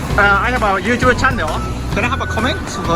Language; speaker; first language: English; non-native, learner; Japanese